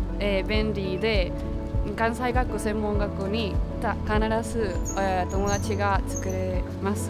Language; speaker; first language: Japanese; non-native, fluent; Spanish